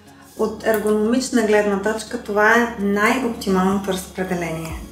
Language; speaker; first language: Bulgarian; native; Bulgarian